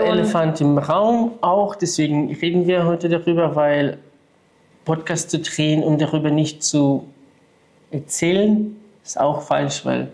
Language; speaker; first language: German; non-native, fluent; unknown